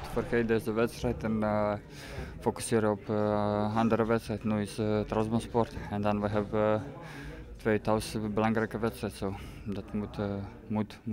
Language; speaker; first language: Dutch; non-native, learner; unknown